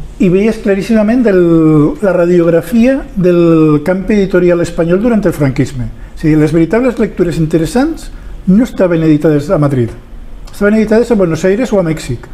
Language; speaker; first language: Catalan; non-native, local second language; Spanish